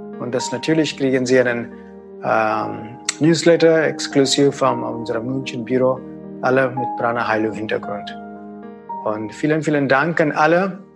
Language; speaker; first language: German; non-native, fluent; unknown